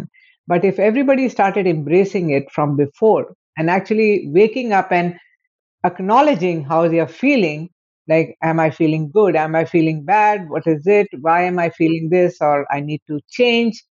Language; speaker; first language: English; non-native, local second language; Hindi